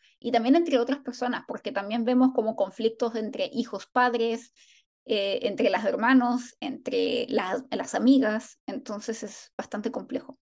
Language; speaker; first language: Spanish; native; Spanish